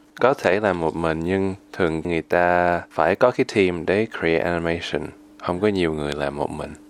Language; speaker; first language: Vietnamese; early bilingual, heritage; Vietnamese